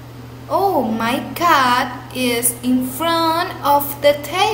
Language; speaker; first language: English; non-native, fluent; Spanish